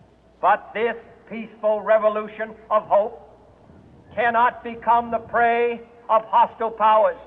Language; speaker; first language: English; native; English